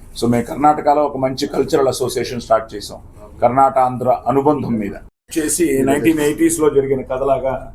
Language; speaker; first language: Telugu; native; Telugu